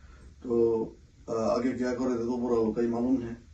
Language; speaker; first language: Hindi; non-native, local second language; Bangla